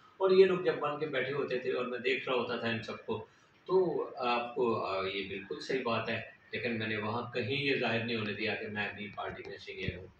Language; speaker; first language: Urdu; native; Urdu